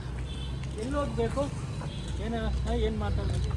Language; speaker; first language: Kannada; non-native, learner; Telugu